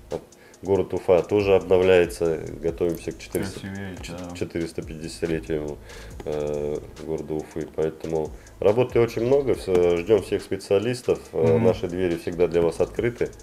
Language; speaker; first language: Russian; native; Russian